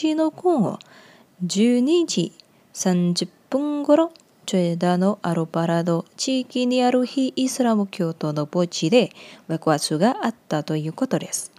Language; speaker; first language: Japanese; non-native, fluent; Indonesian